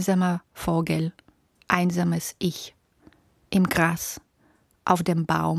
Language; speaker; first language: German; non-native, fluent; Russian